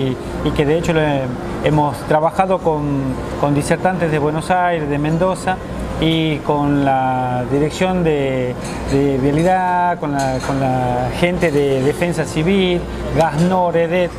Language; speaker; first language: Spanish; native; Spanish